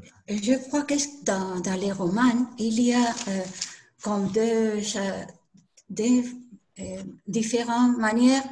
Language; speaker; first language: French; non-native, learner; Spanish